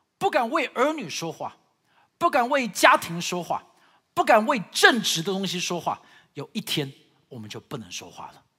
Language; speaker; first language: Chinese; early bilingual, heritage; Chinese